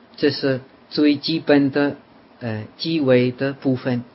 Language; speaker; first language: Chinese; non-native, fluent; Czech